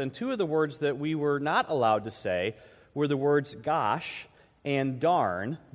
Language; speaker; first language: English; native; English